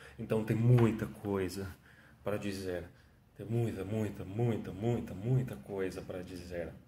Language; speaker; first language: Portuguese; non-native, fluent; Spanish